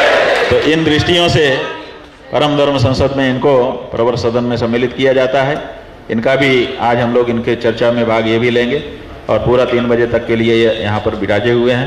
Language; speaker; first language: Hindi; native; Hindi